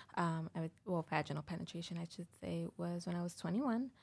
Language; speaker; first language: English; early bilingual, heritage; English